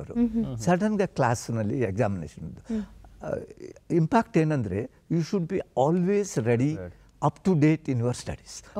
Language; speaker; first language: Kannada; non-native, fluent; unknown